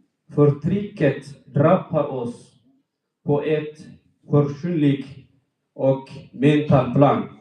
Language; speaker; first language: Swedish; non-native, fluent; Tigrinya